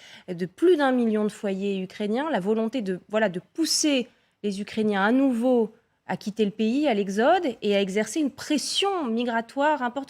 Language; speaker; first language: French; native; French